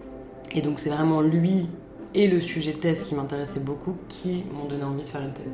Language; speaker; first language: French; native; French